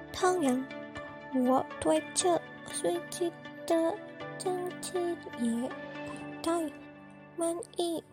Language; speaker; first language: Chinese; non-native, learner; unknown